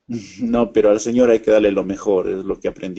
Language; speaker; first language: Spanish; native; Spanish